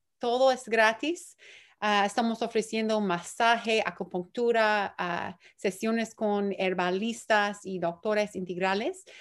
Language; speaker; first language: Spanish; early bilingual, heritage; Spanish